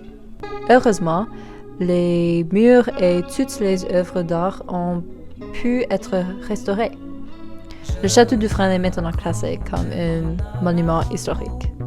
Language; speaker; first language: French; non-native, learner; English